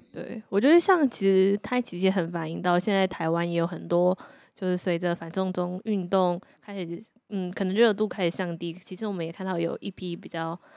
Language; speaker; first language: Chinese; native; Chinese